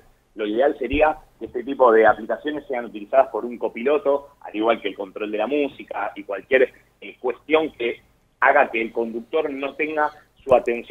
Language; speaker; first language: Spanish; native; Spanish